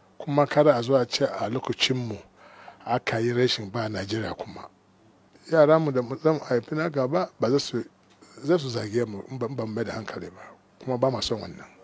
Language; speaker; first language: Hausa; non-native, local second language; Igbo